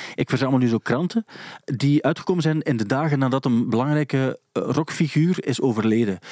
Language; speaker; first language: Dutch; native; Dutch